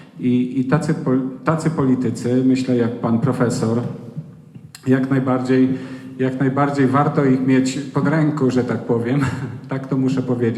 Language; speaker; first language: Polish; native; Polish